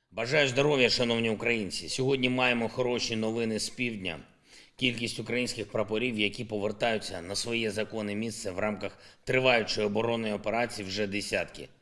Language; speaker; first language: Ukrainian; non-native, local second language; Russian